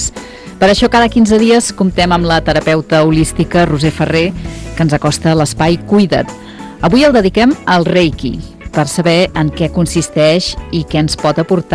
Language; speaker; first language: Catalan; native; Catalan